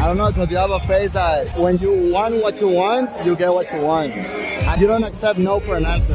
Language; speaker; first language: English; early bilingual, other home language; Spanish